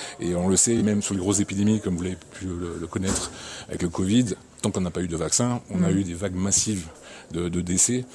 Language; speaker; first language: French; native; French